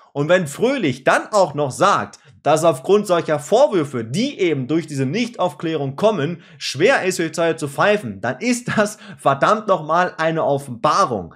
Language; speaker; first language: German; native; German